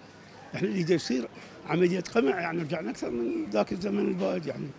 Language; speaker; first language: Arabic; native; Arabic